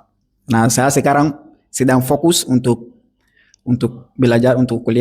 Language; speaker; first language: Indonesian; non-native, learner; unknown